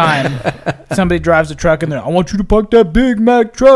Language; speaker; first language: English; native; English